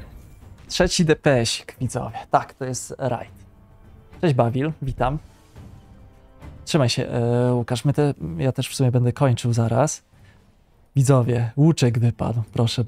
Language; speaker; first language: Polish; native; Polish